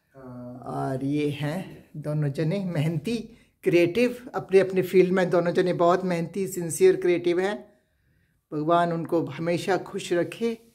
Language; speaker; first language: Hindi; native; Hindi